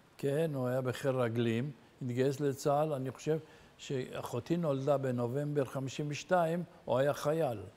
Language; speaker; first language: Hebrew; early bilingual, other home language; Arabic